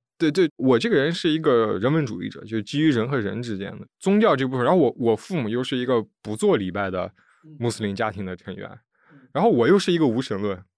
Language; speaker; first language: Chinese; native; Chinese